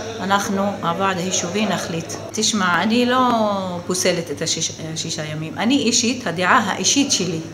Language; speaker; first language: Hebrew; non-native, local second language; Arabic